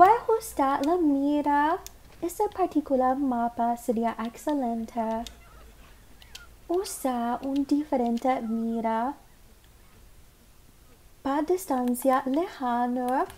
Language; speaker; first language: Spanish; non-native, learner; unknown